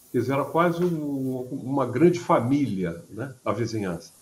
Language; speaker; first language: Portuguese; native; Portuguese